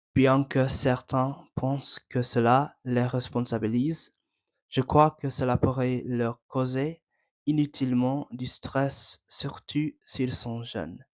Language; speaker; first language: French; non-native, fluent; English